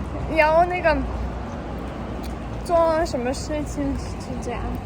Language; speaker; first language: Chinese; non-native, fluent; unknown